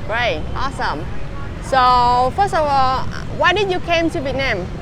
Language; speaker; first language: English; non-native, fluent; Vietnamese